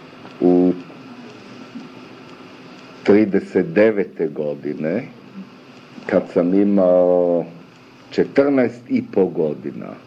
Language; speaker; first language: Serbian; early bilingual, other home language; German